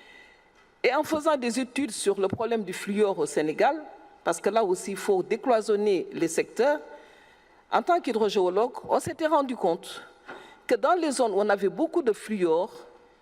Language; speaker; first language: French; non-native, local second language; Wolof